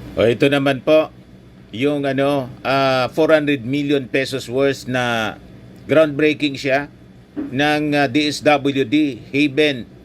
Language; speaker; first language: Filipino; non-native, local second language; Bikol